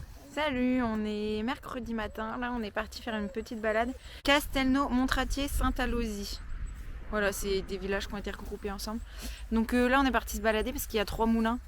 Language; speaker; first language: French; native; French